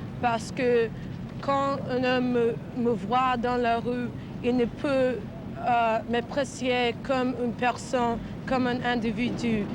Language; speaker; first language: French; non-native, learner; English